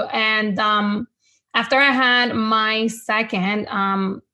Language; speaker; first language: English; non-native, fluent; Spanish